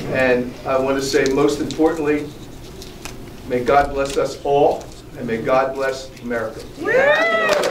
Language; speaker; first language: English; native; English